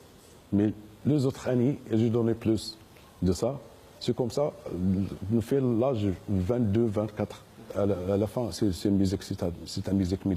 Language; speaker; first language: French; non-native, learner; Arabic